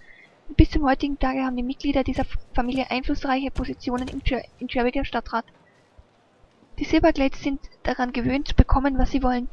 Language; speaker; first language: German; native; German